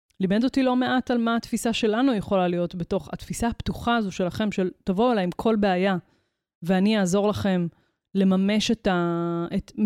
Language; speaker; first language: Hebrew; native; Hebrew